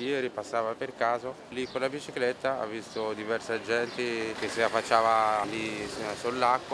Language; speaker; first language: Italian; non-native, fluent; Arabic